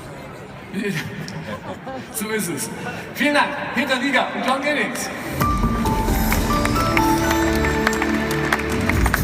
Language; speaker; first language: German; native; German